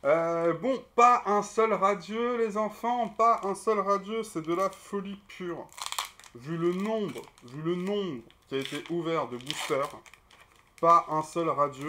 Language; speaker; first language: French; native; French